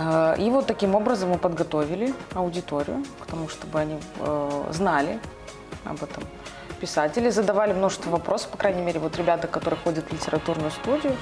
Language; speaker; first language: Russian; native; Russian